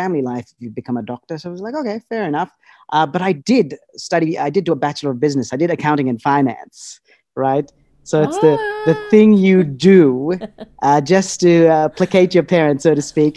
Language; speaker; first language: English; native; English